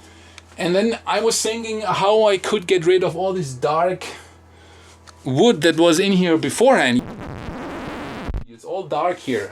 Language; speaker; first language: English; non-native, fluent; German